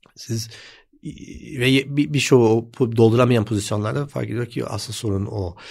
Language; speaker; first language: Turkish; early bilingual, heritage; Turkish